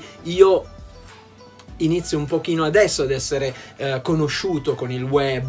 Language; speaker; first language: Italian; native; Italian